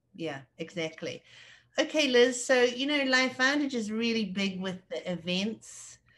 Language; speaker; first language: English; native; English